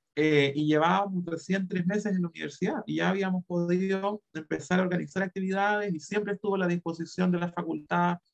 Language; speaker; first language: Spanish; native; Spanish